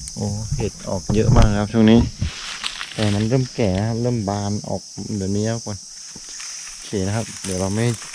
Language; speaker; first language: Thai; non-native, local second language; Karen languages